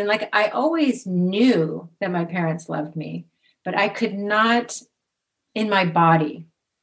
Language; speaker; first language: English; native; English